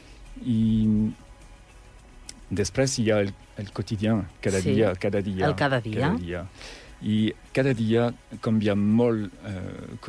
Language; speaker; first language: Catalan; non-native, learner; French